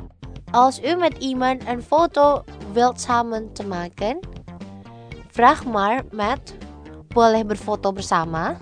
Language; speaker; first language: Dutch; non-native, fluent; Indonesian